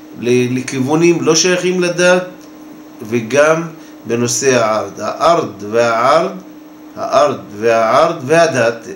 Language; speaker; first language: Hebrew; non-native, local second language; Arabic